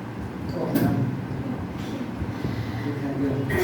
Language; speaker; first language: English; non-native, learner; Bangla